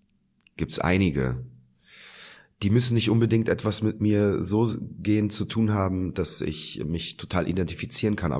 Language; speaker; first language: German; native; German